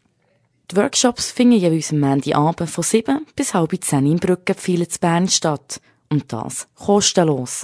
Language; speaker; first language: German; native; German